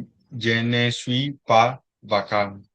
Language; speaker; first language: French; non-native, learner; Spanish